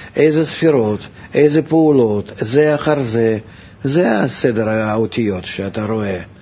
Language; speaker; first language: Hebrew; non-native, fluent; Russian